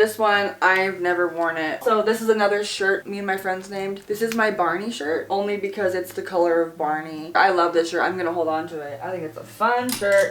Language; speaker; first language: English; native; English